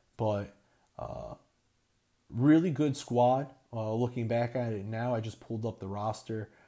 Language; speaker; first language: English; native; English